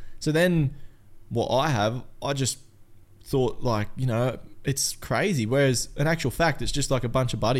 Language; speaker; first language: English; native; English